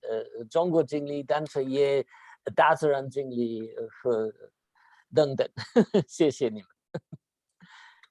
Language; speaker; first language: Chinese; non-native, learner; German